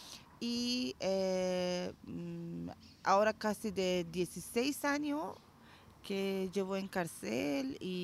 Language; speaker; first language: Spanish; non-native, learner; Persian